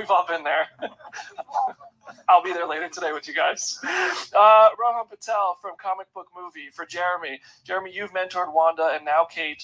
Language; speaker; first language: English; native; English